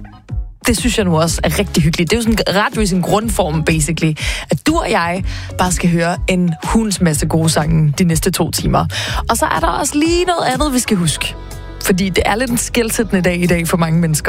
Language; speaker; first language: Danish; native; Danish